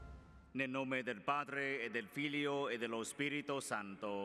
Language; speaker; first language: Italian; native; Italian